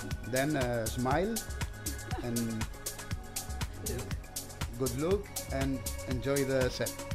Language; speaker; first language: English; non-native, learner; Spanish